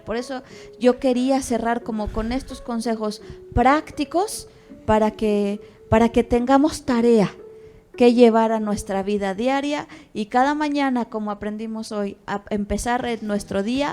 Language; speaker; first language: Spanish; native; Spanish